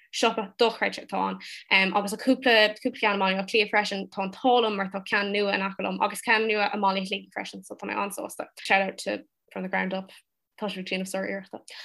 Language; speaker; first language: Irish; non-native, local second language; English